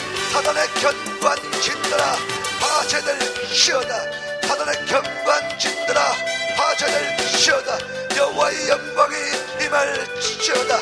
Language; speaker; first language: Korean; native; Korean